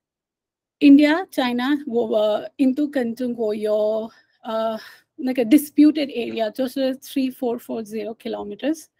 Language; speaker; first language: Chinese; non-native, fluent; Hindi